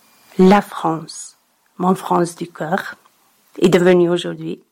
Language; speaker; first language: French; non-native, learner; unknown